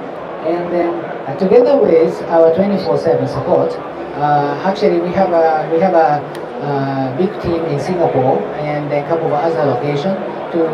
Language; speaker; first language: English; non-native, fluent; Japanese